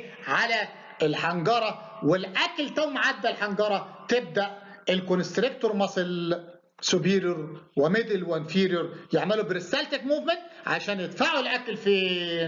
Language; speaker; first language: Arabic; native; Arabic